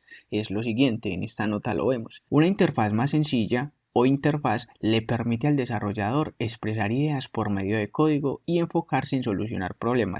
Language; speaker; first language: Spanish; native; Spanish